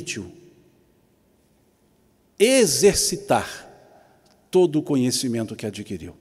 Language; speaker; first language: Portuguese; native; Portuguese